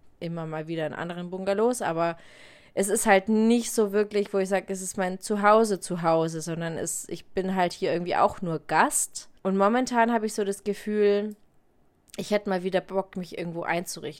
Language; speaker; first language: German; native; German